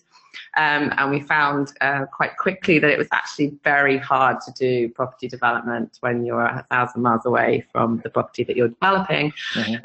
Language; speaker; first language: English; native; English